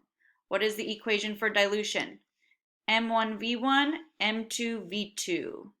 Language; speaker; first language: English; native; English